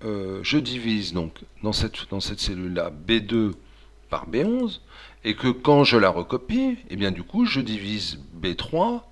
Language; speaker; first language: French; native; French